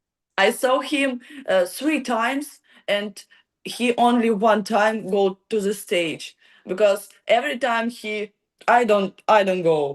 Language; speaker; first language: English; non-native, learner; Ukrainian